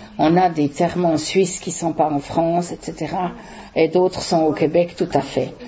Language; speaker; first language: French; native; French